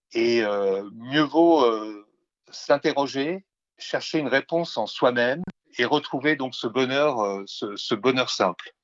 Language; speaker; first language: French; native; French